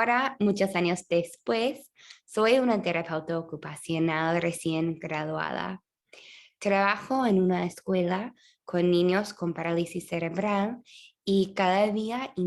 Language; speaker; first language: Spanish; non-native, fluent; English